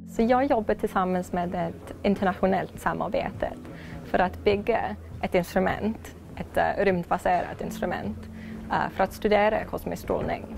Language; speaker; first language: Swedish; non-native, fluent; English